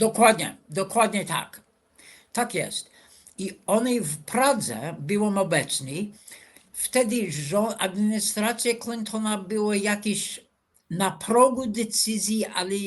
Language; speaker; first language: Polish; non-native, fluent; English